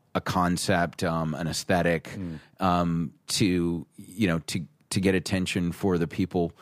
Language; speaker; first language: English; native; English